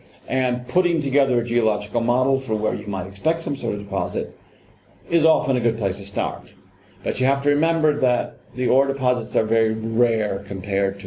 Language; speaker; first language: English; native; English